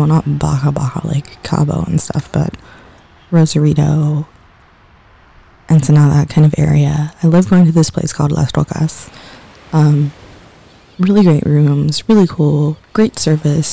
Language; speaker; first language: English; native; English